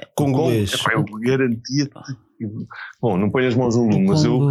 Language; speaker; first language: Portuguese; native; Portuguese